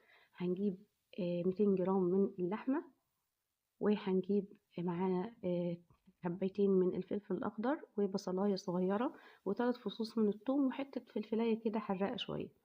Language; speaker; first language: Arabic; native; Arabic